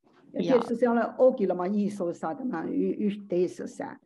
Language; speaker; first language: Finnish; non-native, learner; Chinese